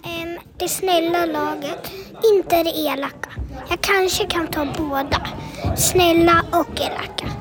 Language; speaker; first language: Swedish; early bilingual, other home language; Finnish